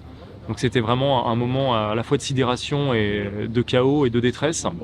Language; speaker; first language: French; native; French